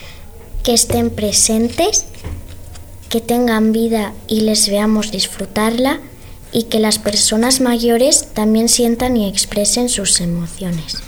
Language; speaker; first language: Spanish; native; Spanish